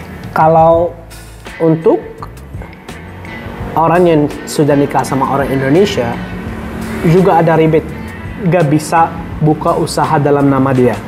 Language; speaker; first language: Indonesian; non-native, fluent; Arabic